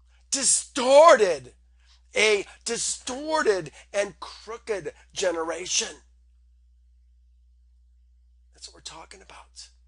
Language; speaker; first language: English; native; English